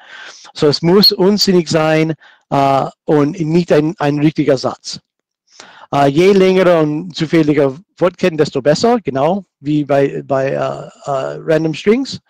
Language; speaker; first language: German; non-native, fluent; English